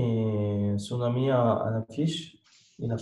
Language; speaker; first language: French; non-native, learner; Arabic